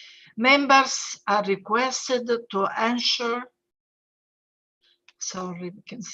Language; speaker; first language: English; non-native, fluent; Italian